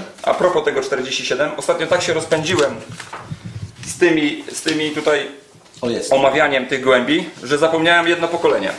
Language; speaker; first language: Polish; native; Polish